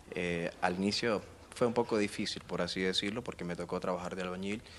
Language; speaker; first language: Spanish; native; Spanish